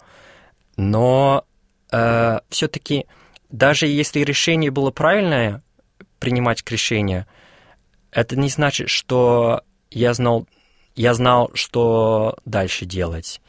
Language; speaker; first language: Russian; non-native, fluent; English